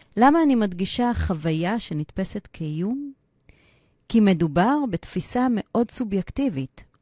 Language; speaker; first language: Hebrew; native; Hebrew